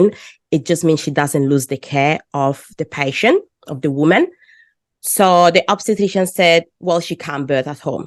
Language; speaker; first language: English; non-native, fluent; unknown